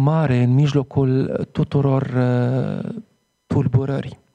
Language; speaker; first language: Romanian; non-native, fluent; Arabic